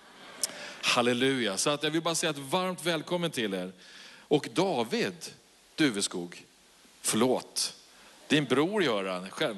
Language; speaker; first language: Swedish; native; Swedish